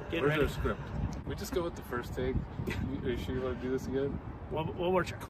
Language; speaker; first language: English; native; English